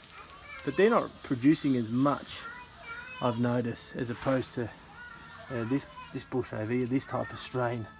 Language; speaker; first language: English; native; English